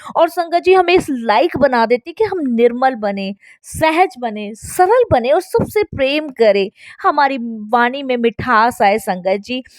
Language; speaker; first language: Hindi; native; Hindi